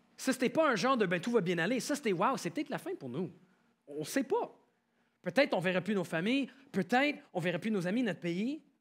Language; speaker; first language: French; native; French